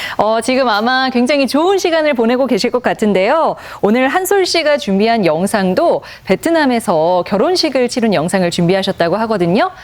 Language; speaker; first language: Korean; native; Korean